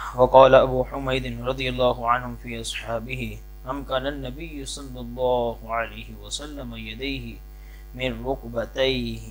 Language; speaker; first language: Arabic; non-native, fluent; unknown